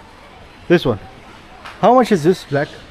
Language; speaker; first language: English; non-native, fluent; Urdu